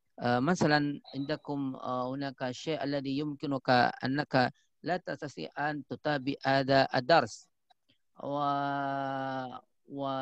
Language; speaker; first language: Arabic; non-native, fluent; Indonesian